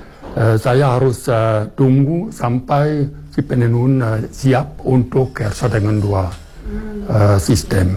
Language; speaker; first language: Indonesian; non-native, fluent; German